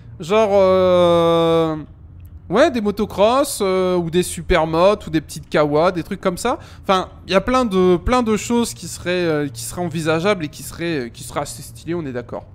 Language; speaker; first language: French; native; French